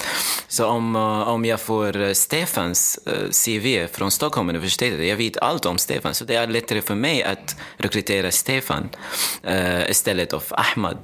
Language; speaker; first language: Swedish; non-native, fluent; Arabic